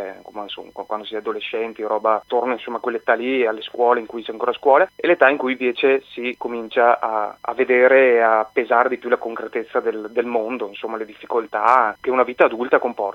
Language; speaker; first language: Italian; native; Italian